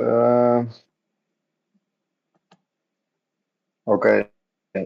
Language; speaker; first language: English; non-native, learner; Spanish